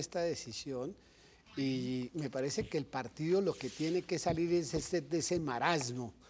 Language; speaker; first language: Spanish; native; Spanish